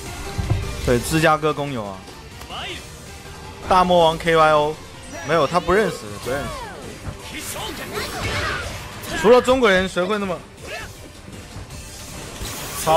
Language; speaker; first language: Chinese; native; Chinese